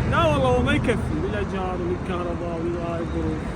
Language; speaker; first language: Arabic; native; Arabic